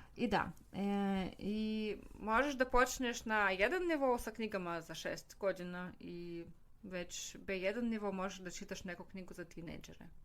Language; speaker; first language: Bosnian; non-native, fluent; Russian